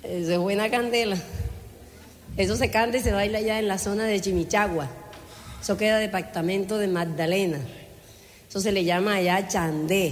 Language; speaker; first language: Spanish; native; Spanish